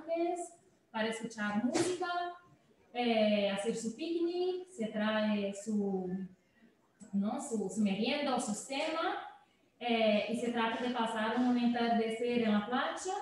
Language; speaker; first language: Spanish; non-native, fluent; Portuguese